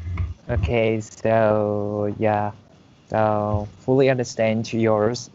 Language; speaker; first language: English; non-native, fluent; Vietnamese